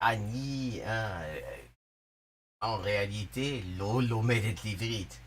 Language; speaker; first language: Hebrew; non-native, learner; English